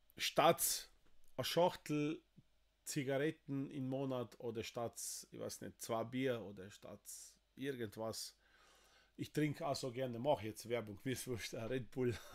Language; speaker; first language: German; non-native, fluent; Slovenian